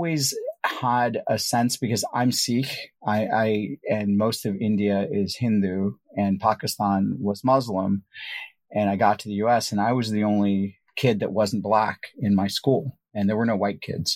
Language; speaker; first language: English; native; English